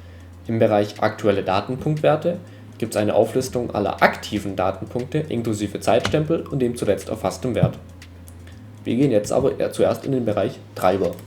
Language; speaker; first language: German; native; German